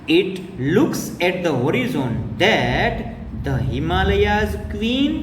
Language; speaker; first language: English; non-native, local second language; Gujarati